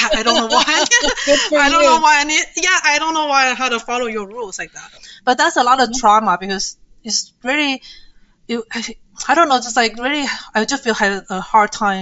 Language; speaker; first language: English; early bilingual, other home language; Chinese